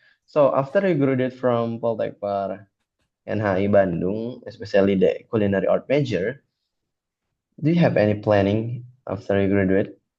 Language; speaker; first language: English; non-native, fluent; Indonesian